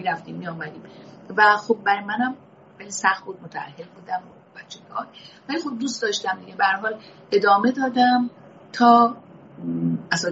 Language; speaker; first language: Persian; non-native, local second language; Azerbaijani